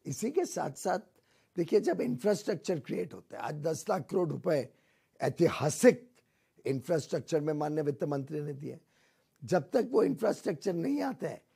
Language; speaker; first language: Hindi; native; Hindi